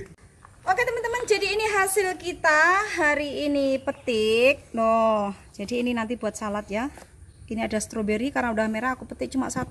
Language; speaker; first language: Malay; non-native, local second language; Javanese